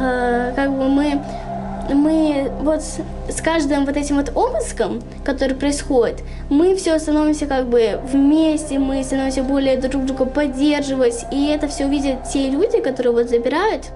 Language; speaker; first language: Russian; native; Russian